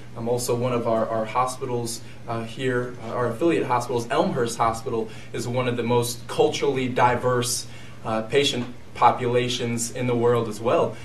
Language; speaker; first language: English; native; English